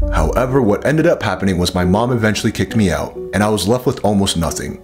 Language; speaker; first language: English; native; English